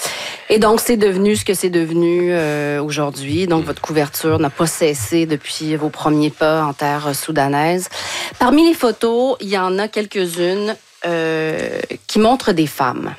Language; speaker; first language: French; native; French